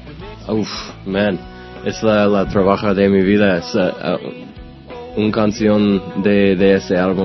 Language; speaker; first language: Spanish; non-native, learner; English